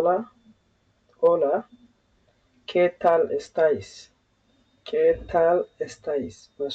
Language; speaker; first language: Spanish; non-native, learner; Somali